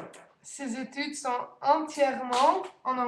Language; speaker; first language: French; non-native, fluent; Dutch